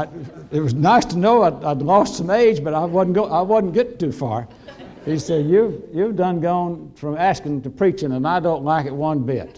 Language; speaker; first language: English; native; English